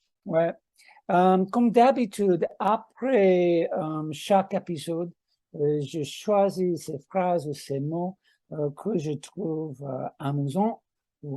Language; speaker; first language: French; non-native, fluent; English